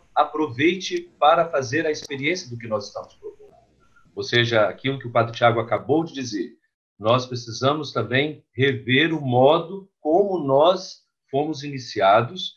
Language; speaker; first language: Portuguese; native; Portuguese